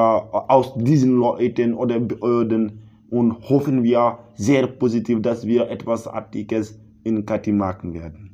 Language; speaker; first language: German; non-native, learner; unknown